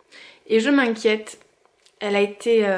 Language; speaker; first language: French; native; French